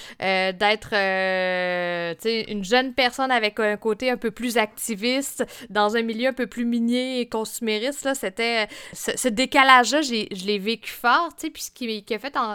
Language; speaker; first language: French; native; French